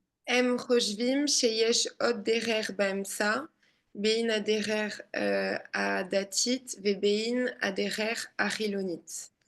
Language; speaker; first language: Hebrew; non-native, learner; French